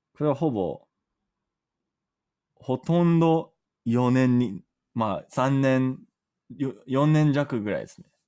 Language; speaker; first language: Japanese; non-native, learner; English